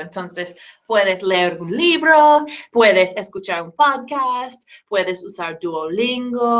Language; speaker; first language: Spanish; non-native, fluent; English